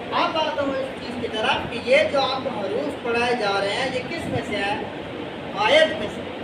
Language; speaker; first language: Urdu; native; Urdu